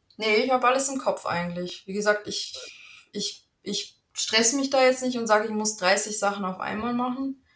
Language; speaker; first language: German; native; German